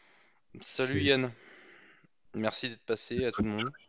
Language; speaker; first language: French; native; French